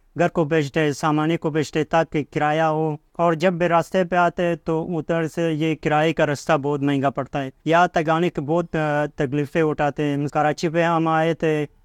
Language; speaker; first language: Urdu; non-native, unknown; Pashto